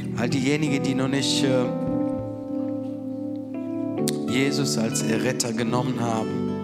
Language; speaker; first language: German; non-native, fluent; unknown